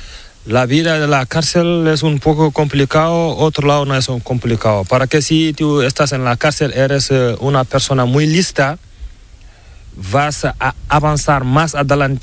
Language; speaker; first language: Spanish; non-native, learner; Fula